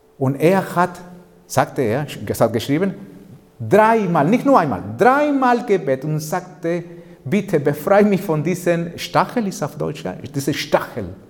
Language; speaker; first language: German; non-native, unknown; Spanish